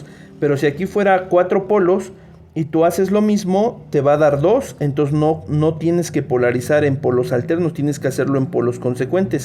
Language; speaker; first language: Spanish; native; Spanish